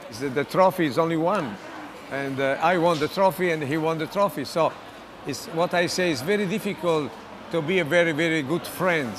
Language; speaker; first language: English; non-native, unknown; Italian